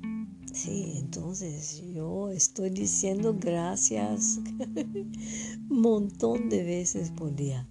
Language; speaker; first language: Spanish; non-native, fluent; French